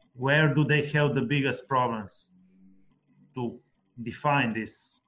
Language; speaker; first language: English; non-native, fluent; Slovenian